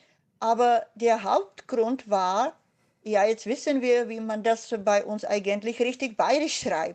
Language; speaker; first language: German; non-native, fluent; Czech